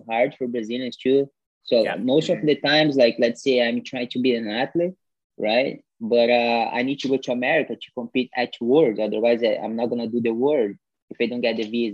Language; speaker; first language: English; non-native, fluent; Portuguese